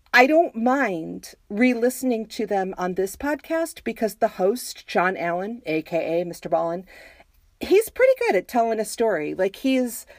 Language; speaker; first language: English; native; English